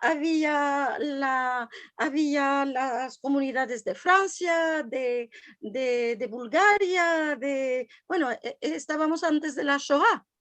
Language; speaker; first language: Spanish; non-native, fluent; French